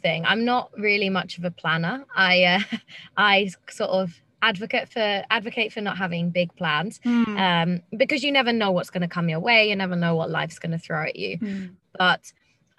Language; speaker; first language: English; native; English